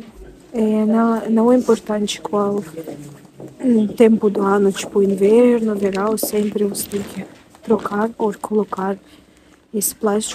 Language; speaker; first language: Portuguese; non-native, fluent; Russian